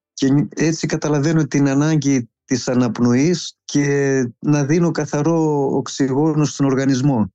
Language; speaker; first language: Greek; native; Greek